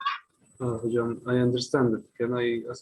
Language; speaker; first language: English; non-native, learner; Turkish